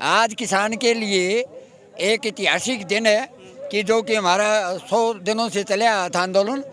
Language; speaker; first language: Hindi; native; Hindi